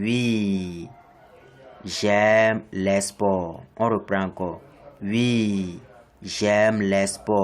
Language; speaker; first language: French; non-native, fluent; English